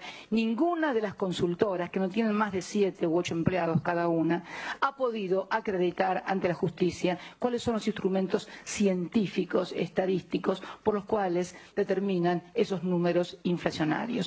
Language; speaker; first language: Spanish; native; Spanish